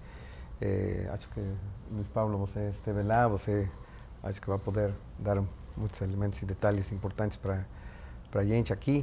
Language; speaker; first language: Portuguese; non-native, fluent; Spanish